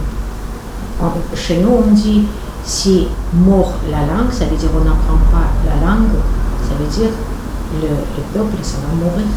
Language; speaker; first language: French; non-native, learner; Armenian